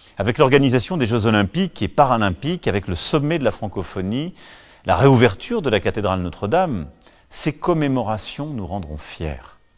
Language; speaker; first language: French; native; French